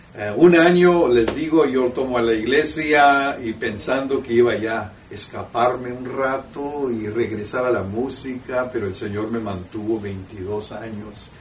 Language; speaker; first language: Spanish; early bilingual, heritage; Spanish